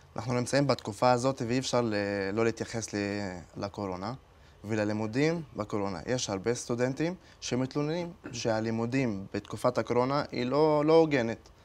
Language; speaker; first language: Hebrew; non-native, local second language; Arabic